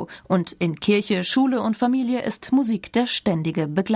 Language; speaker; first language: German; native; German